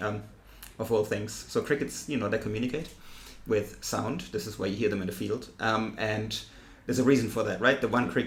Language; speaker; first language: English; non-native, fluent; German